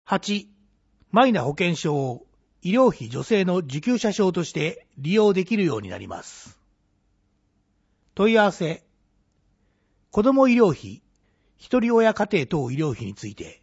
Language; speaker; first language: Japanese; native; Japanese